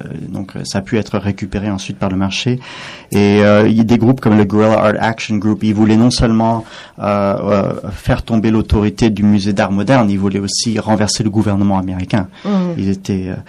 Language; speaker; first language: French; non-native, fluent; English